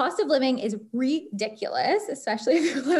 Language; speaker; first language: English; native; English